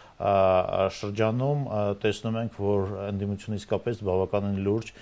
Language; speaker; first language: Armenian; native; Armenian